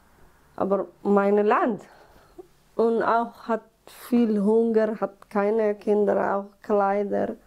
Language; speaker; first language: German; non-native, learner; Somali